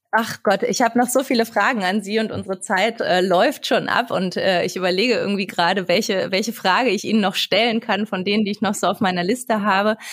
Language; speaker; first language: German; native; German